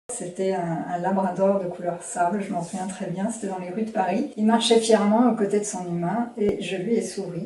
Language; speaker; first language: French; native; French